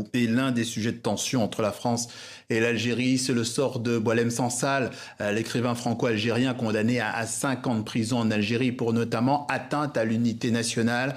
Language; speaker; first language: French; native; French